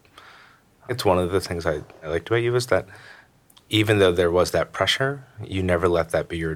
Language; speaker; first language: English; native; English